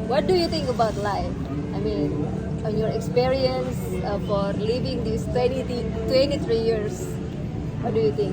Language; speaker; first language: English; non-native, fluent; Indonesian